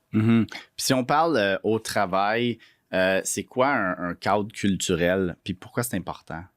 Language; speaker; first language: French; native; French